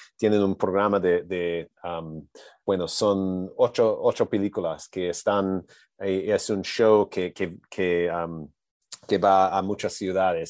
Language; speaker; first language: Spanish; non-native, learner; English